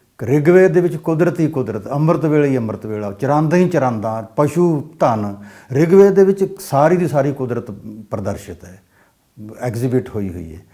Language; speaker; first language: Punjabi; non-native, local second language; Haryanvi